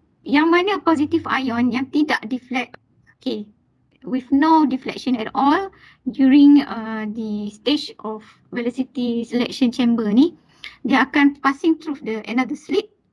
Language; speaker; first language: English; non-native, local second language; Malay